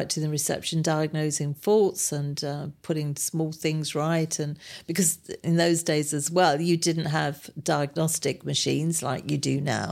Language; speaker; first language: English; native; English